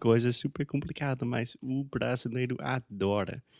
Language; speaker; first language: Portuguese; non-native, fluent; English